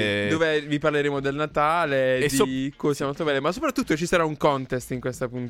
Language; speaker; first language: Italian; native; Italian